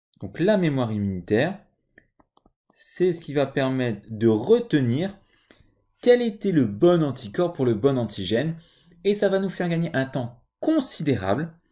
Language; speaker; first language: French; native; French